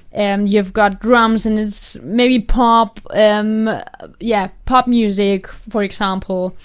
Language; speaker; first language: English; non-native, fluent; German